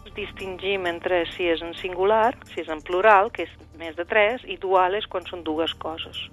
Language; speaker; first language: Catalan; non-native, fluent; Slovenian